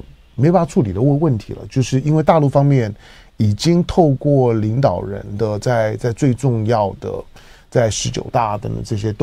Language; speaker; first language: Chinese; native; Chinese